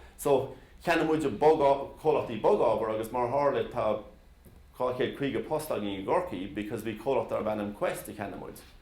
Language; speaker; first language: Irish; native; Irish